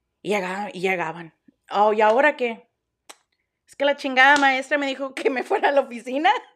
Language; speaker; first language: Spanish; early bilingual, heritage; Spanish